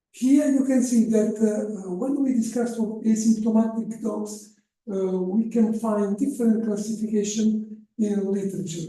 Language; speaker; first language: English; non-native, fluent; Italian